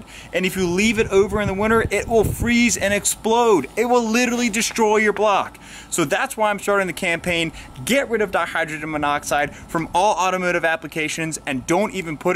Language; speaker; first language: English; native; English